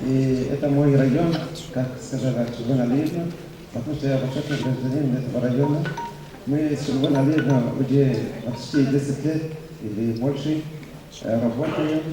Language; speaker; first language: Russian; non-native, fluent; Arabic